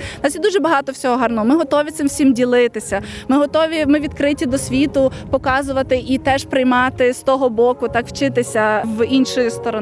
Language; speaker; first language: Ukrainian; native; Ukrainian